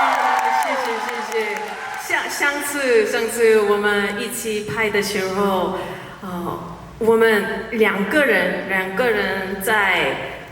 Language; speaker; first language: Chinese; non-native, learner; Korean